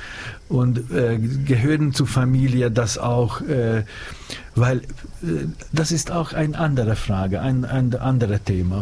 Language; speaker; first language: German; non-native, learner; Hungarian